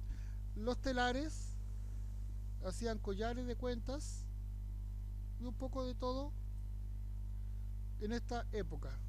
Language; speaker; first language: Spanish; native; Spanish